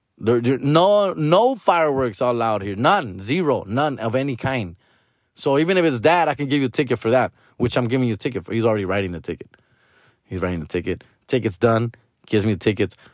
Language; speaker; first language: English; early bilingual, other home language; Spanish